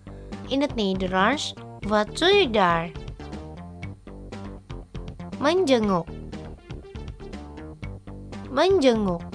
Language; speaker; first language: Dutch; non-native, fluent; Indonesian